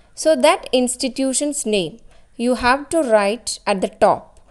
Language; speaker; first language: English; non-native, local second language; Malayalam